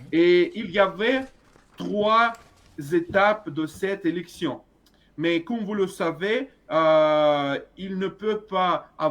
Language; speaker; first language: French; non-native, fluent; Russian